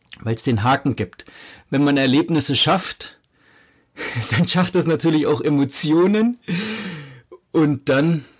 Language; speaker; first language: German; native; German